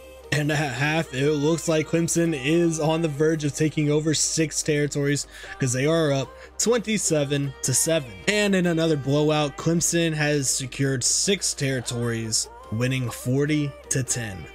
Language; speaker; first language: English; native; English